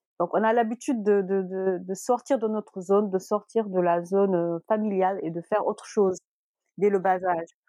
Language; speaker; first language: French; non-native, local second language; Wolof